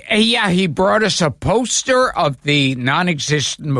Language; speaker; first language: English; native; English